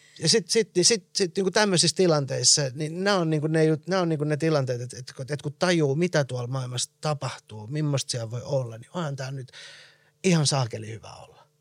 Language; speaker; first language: Finnish; early bilingual, other home language; Persian